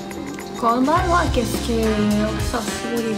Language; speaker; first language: Japanese; non-native, learner; Russian